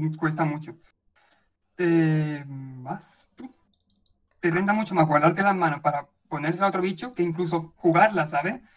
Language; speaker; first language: Spanish; native; Spanish